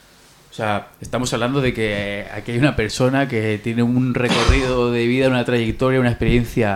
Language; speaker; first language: Spanish; native; Spanish